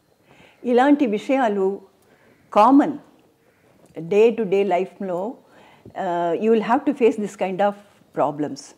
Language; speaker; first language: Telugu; non-native, learner; Tamil